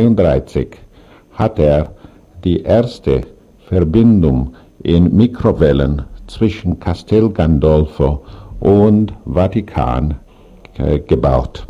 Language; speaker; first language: German; non-native, learner; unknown